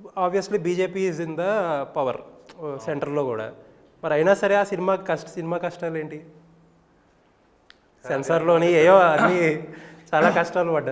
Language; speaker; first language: Telugu; native; Telugu